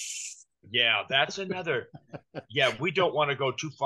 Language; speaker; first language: English; native; English